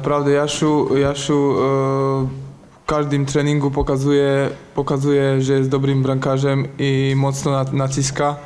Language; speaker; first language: Polish; non-native, learner; Slovak